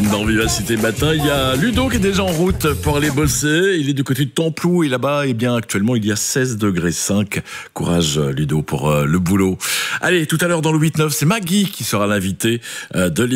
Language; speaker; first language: French; native; French